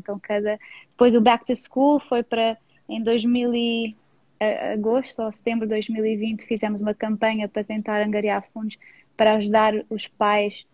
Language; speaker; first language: Portuguese; non-native, fluent; English